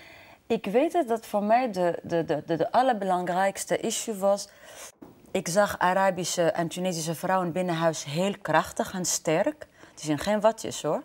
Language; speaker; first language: Dutch; non-native, fluent; Arabic